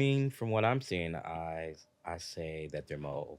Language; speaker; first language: English; native; English